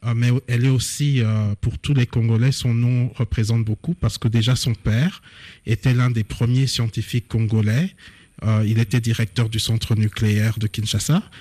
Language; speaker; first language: French; non-native, local second language; Lingala